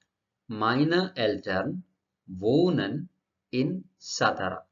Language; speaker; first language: German; non-native, learner; Marathi